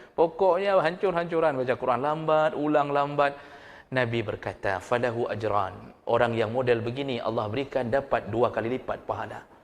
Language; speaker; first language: Malay; non-native, local second language; Achinese